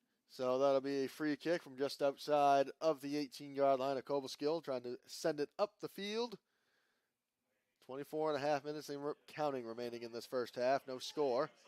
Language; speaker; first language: English; native; English